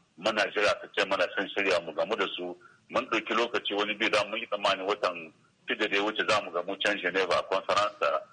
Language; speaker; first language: Hausa; native; Hausa